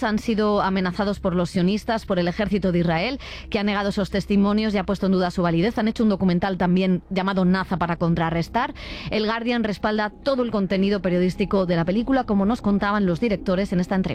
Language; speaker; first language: Spanish; native; Spanish